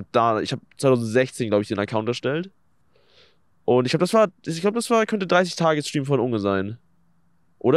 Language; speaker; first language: German; native; German